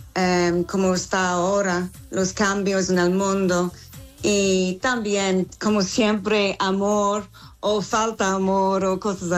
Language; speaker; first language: Spanish; non-native, fluent; English